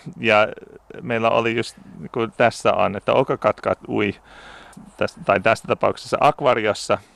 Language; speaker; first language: Finnish; non-native, fluent; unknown